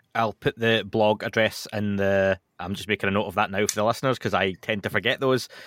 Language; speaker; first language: English; native; English